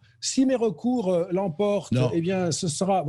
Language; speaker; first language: French; native; French